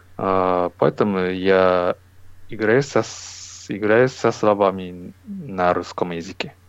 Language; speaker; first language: Russian; non-native, learner; Japanese